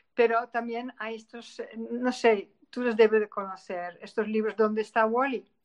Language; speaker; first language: Spanish; non-native, fluent; Dutch